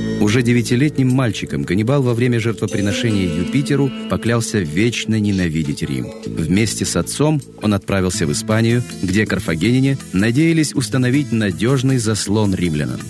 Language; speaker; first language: Russian; native; Russian